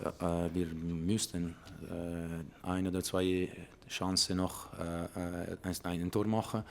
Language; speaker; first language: German; non-native, fluent; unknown